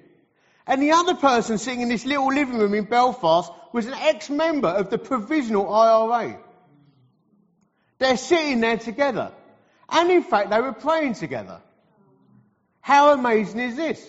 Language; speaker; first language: English; native; English